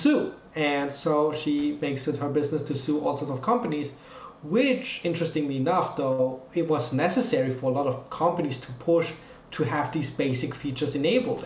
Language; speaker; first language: English; non-native, fluent; German